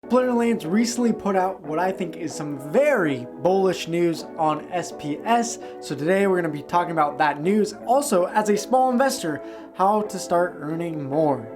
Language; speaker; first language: English; native; English